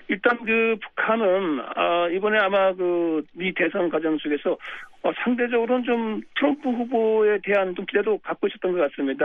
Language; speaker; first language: Korean; native; Korean